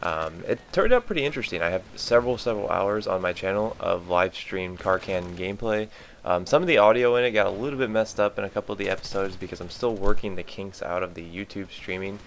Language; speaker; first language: English; native; English